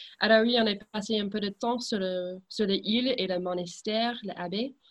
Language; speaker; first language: French; non-native, fluent; English